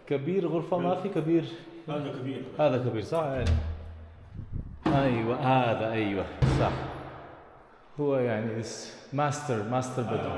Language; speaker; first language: Arabic; non-native, learner; English